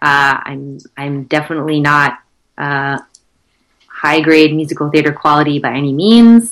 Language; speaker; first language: English; native; English